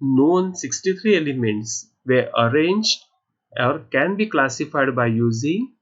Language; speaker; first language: English; non-native, local second language; Marathi